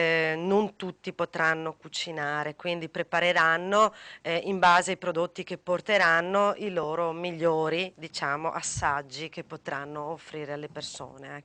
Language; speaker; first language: Italian; native; Italian